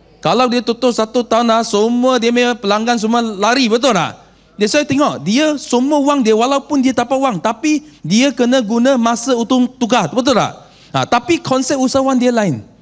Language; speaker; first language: Malay; non-native, local second language; Chinese